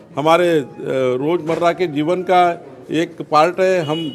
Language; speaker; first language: Hindi; non-native, local second language; Marathi